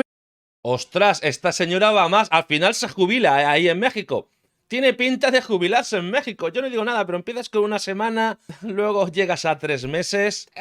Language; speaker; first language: Spanish; native; Spanish